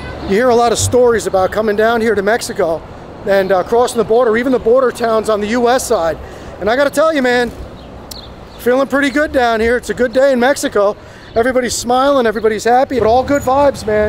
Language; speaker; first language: English; native; English